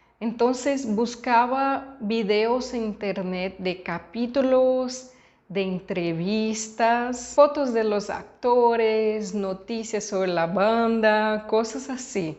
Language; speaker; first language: Spanish; non-native, fluent; Portuguese